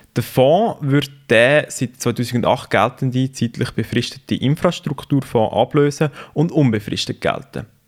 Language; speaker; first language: German; native; German